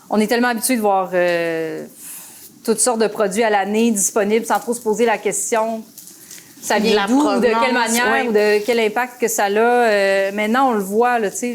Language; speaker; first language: French; native; French